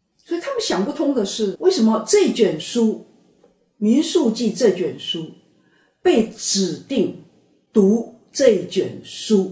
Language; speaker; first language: Chinese; native; Chinese